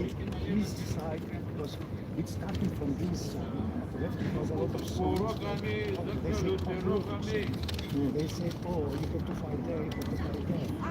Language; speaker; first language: English; non-native, learner; Ukrainian